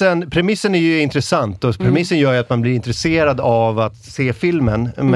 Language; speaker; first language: Swedish; native; Swedish